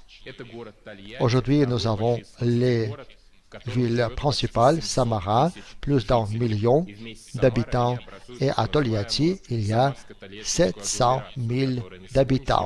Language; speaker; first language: French; non-native, fluent; Russian